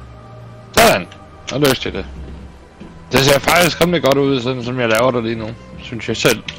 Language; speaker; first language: Danish; native; Danish